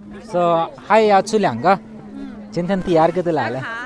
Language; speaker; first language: Chinese; non-native, learner; Hindi